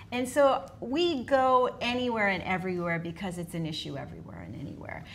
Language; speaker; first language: English; native; English